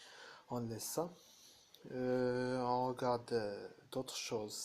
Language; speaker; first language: French; non-native, fluent; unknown